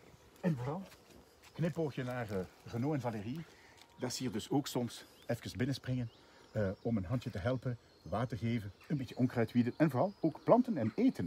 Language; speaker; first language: Dutch; native; Dutch